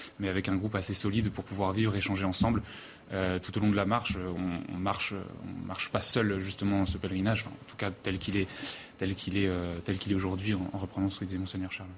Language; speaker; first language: French; native; French